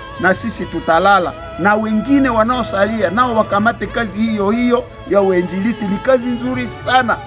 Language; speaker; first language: Swahili; non-native, local second language; Nande